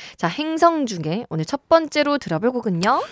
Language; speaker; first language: Korean; native; Korean